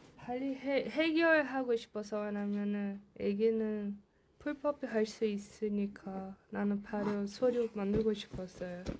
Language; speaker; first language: Korean; non-native, learner; Portuguese